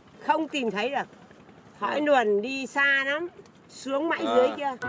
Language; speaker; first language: Vietnamese; native; Vietnamese